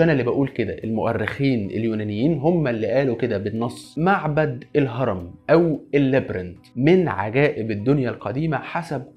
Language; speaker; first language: Arabic; native; Arabic